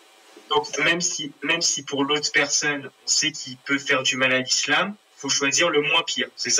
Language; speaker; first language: French; native; French